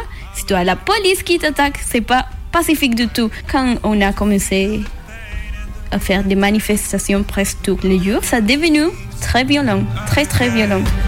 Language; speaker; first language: French; non-native, learner; Spanish